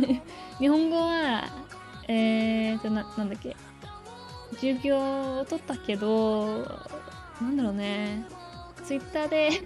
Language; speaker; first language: Japanese; non-native, fluent; English